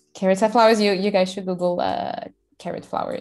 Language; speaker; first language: English; non-native, fluent; Portuguese